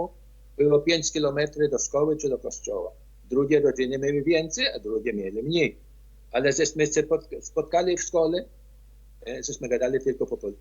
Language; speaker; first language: Polish; early bilingual, heritage; Polish